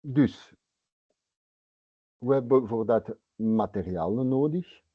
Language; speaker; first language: Dutch; non-native, local second language; French